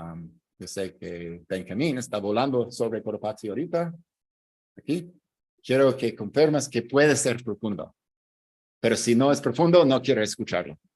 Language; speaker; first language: Spanish; non-native, fluent; English